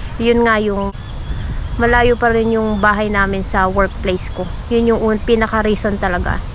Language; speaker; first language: Filipino; native; Filipino